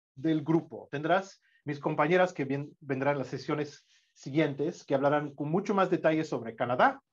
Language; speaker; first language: Spanish; non-native, fluent; English